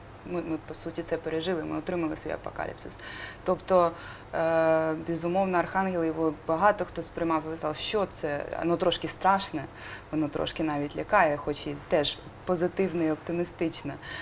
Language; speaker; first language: Ukrainian; native; Ukrainian